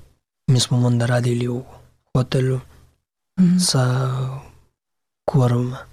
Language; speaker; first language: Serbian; non-native, learner; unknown